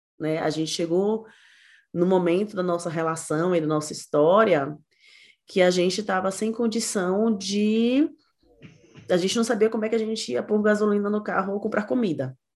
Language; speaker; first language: Portuguese; native; Portuguese